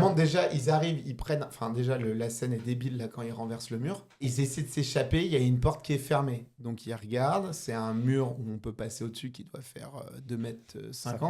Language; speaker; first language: French; native; French